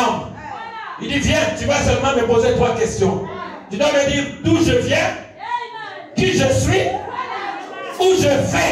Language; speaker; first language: French; non-native, local second language; Lingala